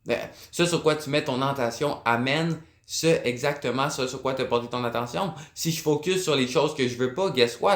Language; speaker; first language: French; native; French